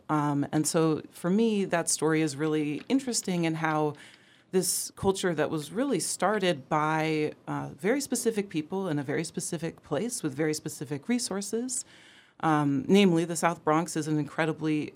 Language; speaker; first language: English; native; English